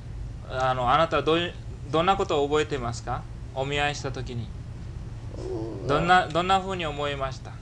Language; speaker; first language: Japanese; early bilingual, heritage; Japanese